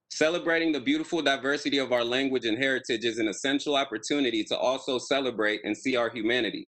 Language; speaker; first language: English; native; English